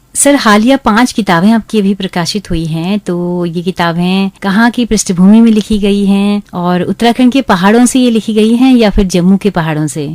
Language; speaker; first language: Hindi; native; Hindi